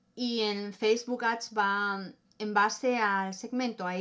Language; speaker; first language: Spanish; early bilingual, heritage; German